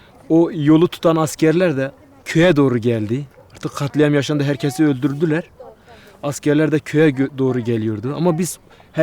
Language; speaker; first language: Turkish; non-native, local second language; Kurdish